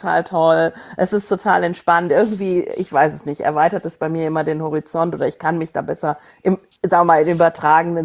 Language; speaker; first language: German; native; German